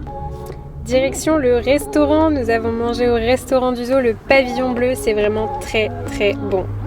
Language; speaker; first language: French; native; French